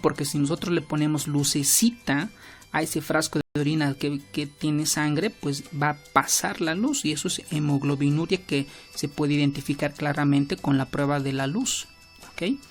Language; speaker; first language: Spanish; native; Spanish